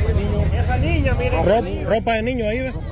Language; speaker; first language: Spanish; native; Spanish